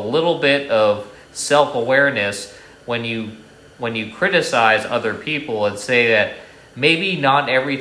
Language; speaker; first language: English; native; English